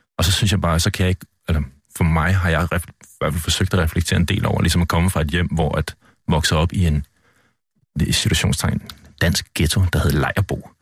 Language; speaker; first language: Danish; native; Danish